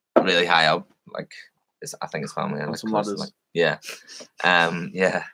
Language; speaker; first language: English; native; English